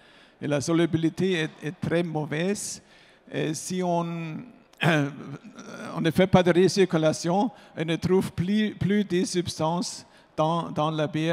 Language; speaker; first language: French; non-native, fluent; German